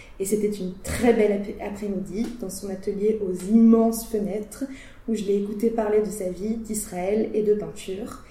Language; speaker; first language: French; native; French